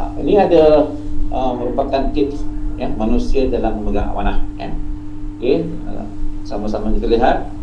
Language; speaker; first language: Malay; native; Malay